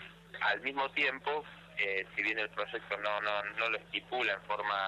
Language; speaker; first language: Spanish; native; Spanish